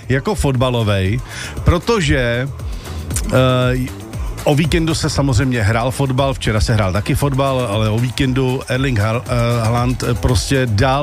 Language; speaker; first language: Czech; native; Czech